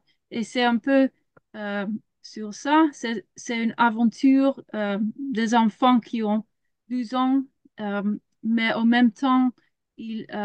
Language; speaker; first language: French; non-native, learner; Dutch